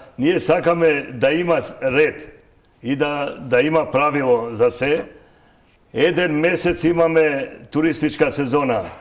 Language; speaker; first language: Macedonian; non-native, local second language; Albanian